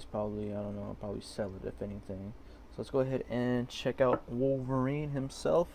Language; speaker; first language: English; native; English